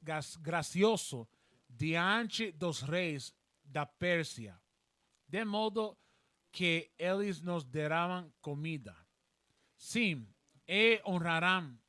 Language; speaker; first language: Portuguese; non-native, learner; Spanish